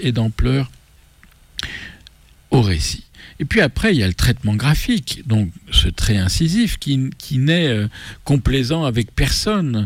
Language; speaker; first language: French; native; French